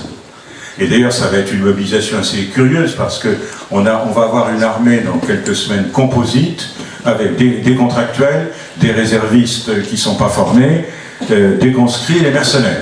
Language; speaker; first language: French; native; French